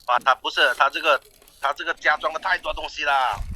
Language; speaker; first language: Chinese; native; Chinese